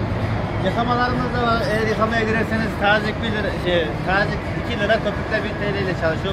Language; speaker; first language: Turkish; native; Turkish